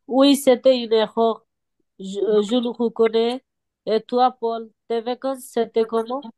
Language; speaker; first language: French; non-native, learner; Bangla